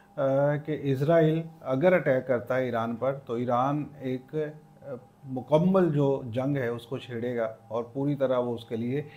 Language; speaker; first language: Urdu; non-native, local second language; Punjabi